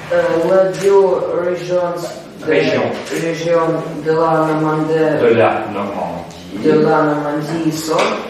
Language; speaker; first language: French; non-native, learner; Russian